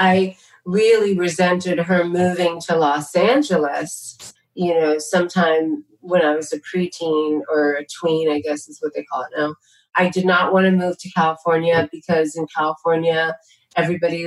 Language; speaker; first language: English; early bilingual, other home language; Tamil